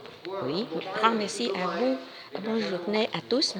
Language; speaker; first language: French; non-native, learner; Vietnamese